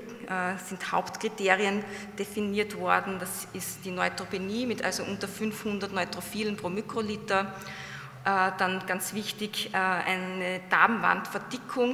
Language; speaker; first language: German; native; German